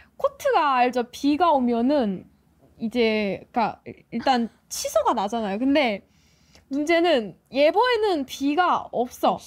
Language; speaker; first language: Korean; non-native, fluent; Ukrainian